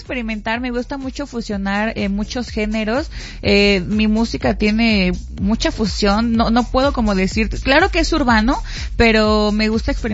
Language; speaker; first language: Spanish; native; Spanish